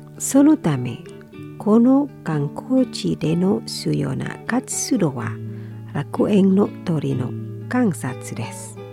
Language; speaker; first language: Japanese; non-native, fluent; Indonesian